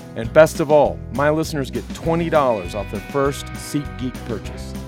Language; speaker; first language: English; native; English